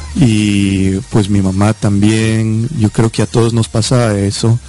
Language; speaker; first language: Spanish; native; Spanish